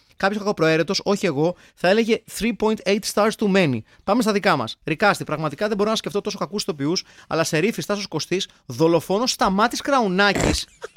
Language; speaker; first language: Greek; native; Greek